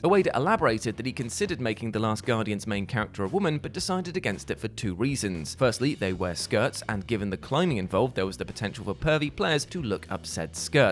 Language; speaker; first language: English; native; English